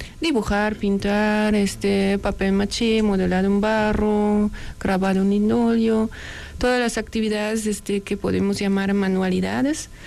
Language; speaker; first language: Spanish; non-native, fluent; German